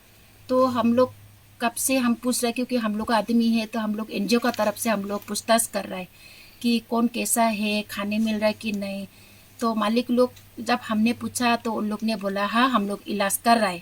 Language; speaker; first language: Hindi; non-native, local second language; Garo